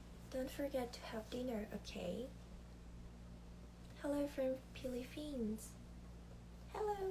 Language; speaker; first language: English; non-native, learner; Korean